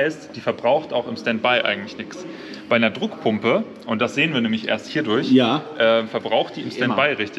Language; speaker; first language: German; native; German